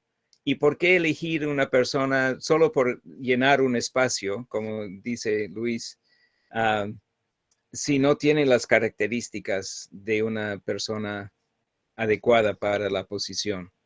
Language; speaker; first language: Spanish; non-native, fluent; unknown